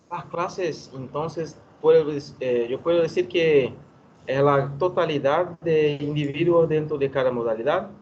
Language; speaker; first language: Spanish; non-native, learner; Portuguese